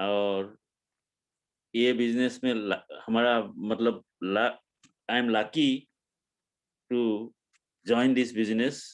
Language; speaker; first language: Hindi; non-native, local second language; Assamese